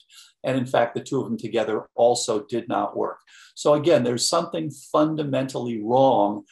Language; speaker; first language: English; native; English